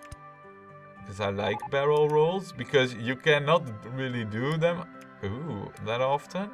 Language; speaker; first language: English; non-native, fluent; Dutch